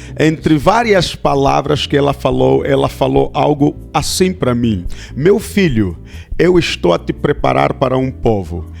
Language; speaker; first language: Portuguese; native; Portuguese